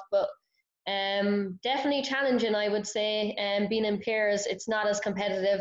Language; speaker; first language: English; native; English